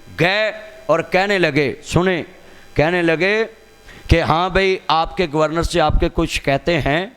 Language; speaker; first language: Urdu; non-native, local second language; Punjabi